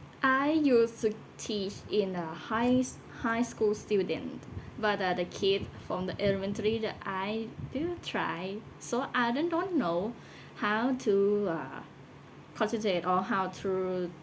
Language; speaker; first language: English; non-native, learner; Thai